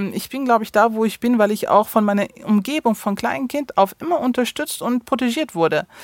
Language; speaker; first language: German; early bilingual, other home language; Turkish